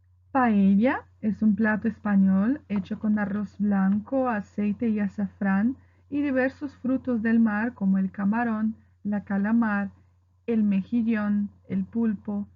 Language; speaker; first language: Spanish; non-native, fluent; Portuguese